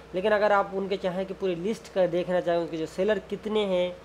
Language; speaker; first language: Hindi; native; Hindi